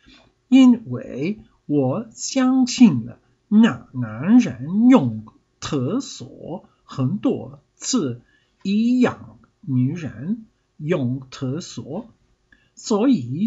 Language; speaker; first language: Chinese; non-native, learner; English